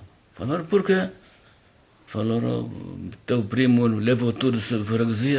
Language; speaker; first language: Portuguese; non-native, learner; Arabic